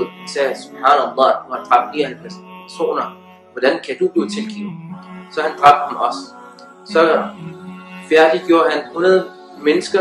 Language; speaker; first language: Danish; early bilingual, other home language; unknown